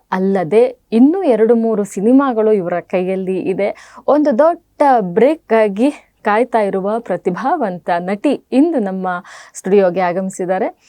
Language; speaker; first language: Kannada; native; Kannada